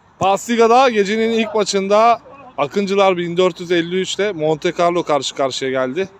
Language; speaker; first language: Turkish; native; Turkish